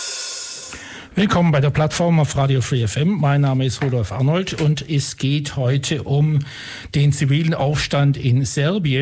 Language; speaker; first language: German; native; German